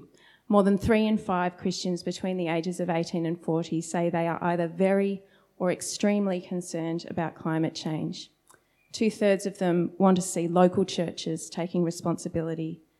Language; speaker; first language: English; native; English